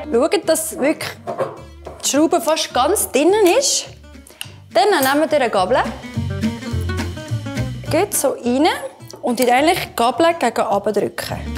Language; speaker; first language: German; native; German